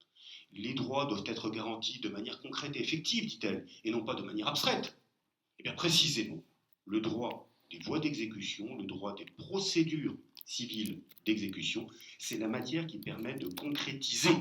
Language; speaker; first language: French; native; French